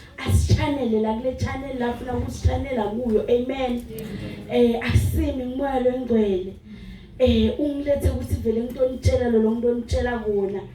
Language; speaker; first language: Zulu; non-native, local second language; Swati